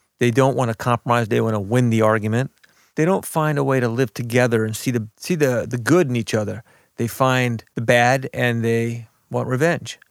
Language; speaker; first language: English; early bilingual, other home language; Arabic